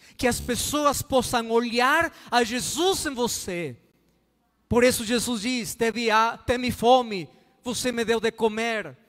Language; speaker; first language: Portuguese; non-native, fluent; Spanish